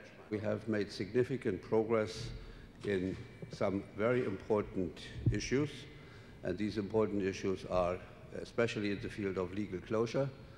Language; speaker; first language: English; non-native, fluent; German